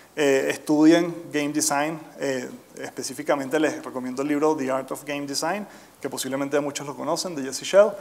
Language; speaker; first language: Spanish; native; Spanish